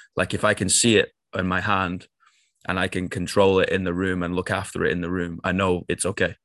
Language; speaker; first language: English; native; English